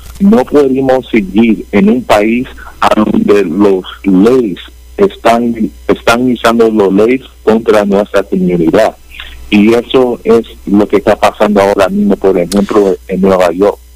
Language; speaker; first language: Spanish; early bilingual, heritage; Spanish